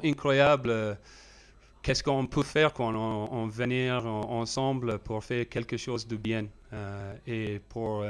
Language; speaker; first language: French; non-native, learner; English